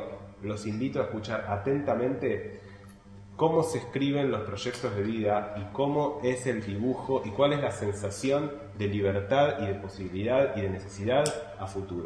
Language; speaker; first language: Spanish; native; Spanish